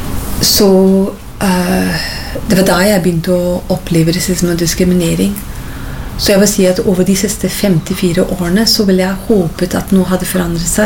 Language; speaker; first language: Norwegian; non-native, fluent; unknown